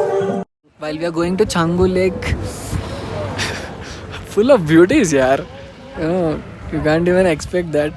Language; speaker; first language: English; non-native, local second language; Telugu